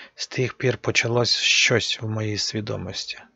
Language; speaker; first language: Ukrainian; native; Ukrainian